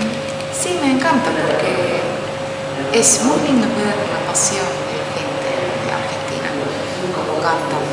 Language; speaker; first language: Spanish; non-native, fluent; Finnish